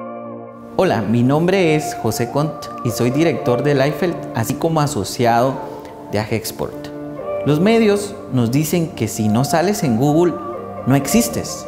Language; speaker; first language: Spanish; native; Spanish